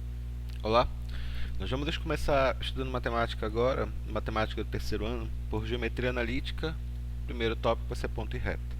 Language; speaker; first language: Portuguese; native; Portuguese